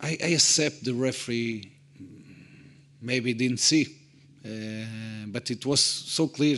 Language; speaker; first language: English; non-native, fluent; Portuguese